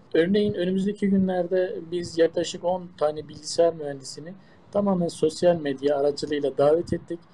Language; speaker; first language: Turkish; native; Turkish